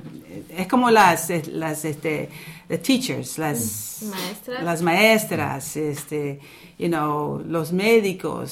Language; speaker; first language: Spanish; early bilingual, other home language; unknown